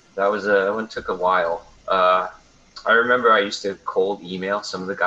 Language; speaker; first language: English; native; English